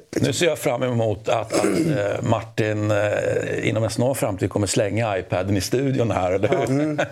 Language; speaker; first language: Swedish; native; Swedish